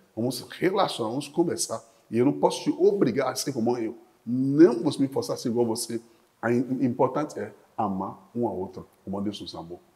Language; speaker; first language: Portuguese; non-native, fluent; Yoruba